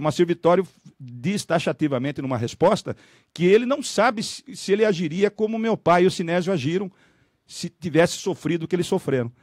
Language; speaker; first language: Portuguese; native; Portuguese